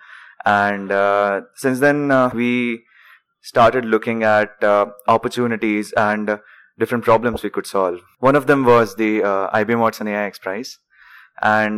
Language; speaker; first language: English; non-native, local second language; Marathi